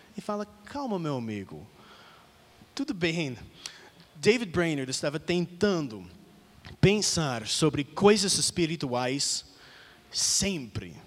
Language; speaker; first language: Portuguese; non-native, fluent; English